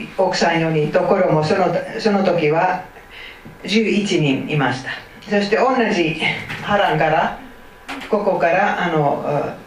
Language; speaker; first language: Japanese; non-native, fluent; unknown